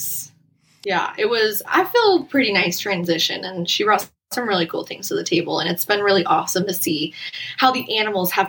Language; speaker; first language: English; native; English